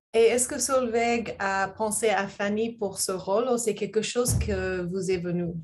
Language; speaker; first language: French; non-native, learner; English